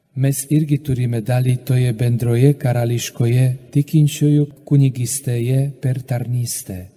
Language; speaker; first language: Lithuanian; non-native, fluent; Slovak